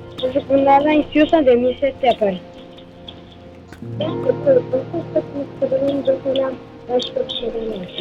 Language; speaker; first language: Turkish; native; Turkish